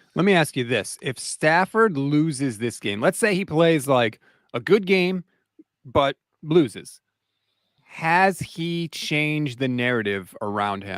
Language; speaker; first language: English; native; English